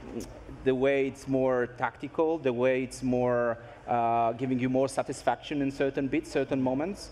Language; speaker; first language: English; non-native, fluent; Polish